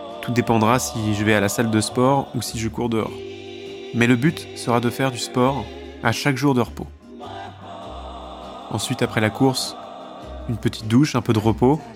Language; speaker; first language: French; native; French